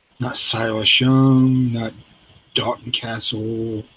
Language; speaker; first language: English; native; English